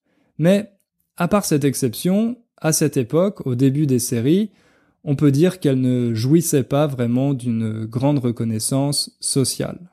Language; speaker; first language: French; native; French